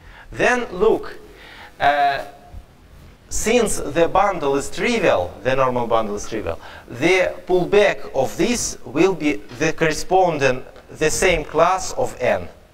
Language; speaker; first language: English; non-native, fluent; Russian